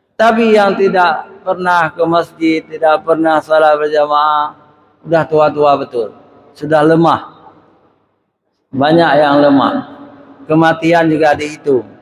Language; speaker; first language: Malay; non-native, local second language; Achinese